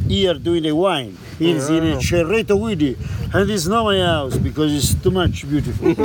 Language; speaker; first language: English; non-native, learner; Italian